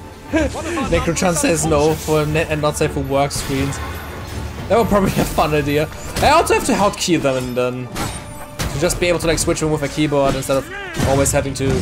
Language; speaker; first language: English; non-native, fluent; German